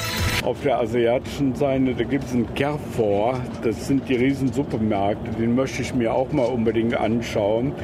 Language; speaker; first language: German; native; German